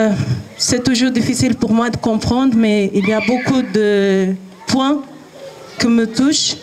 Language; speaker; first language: French; non-native, learner; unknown